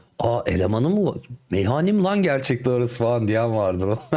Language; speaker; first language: Turkish; native; Turkish